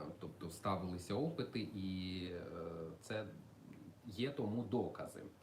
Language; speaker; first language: Ukrainian; non-native, local second language; Russian